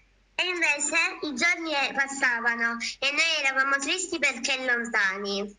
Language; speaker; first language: Italian; native; Italian